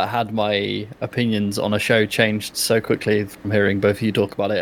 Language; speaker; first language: English; native; English